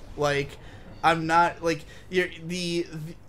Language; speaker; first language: English; native; English